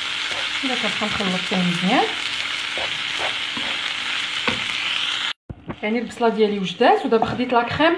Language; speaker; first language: Arabic; native; Arabic